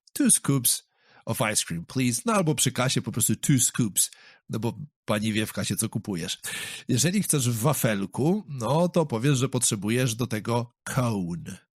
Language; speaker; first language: Polish; native; Polish